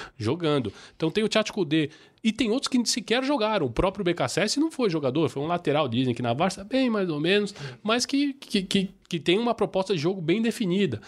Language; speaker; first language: Portuguese; native; Portuguese